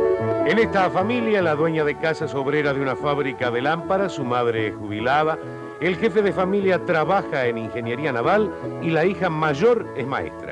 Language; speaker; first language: Spanish; native; Spanish